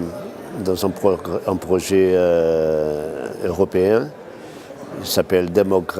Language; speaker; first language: French; non-native, fluent; Portuguese